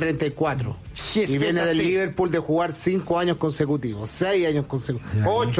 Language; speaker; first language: Spanish; native; Spanish